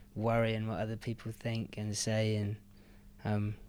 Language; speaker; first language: English; native; English